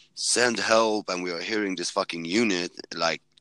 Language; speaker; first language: English; early bilingual, heritage; Swedish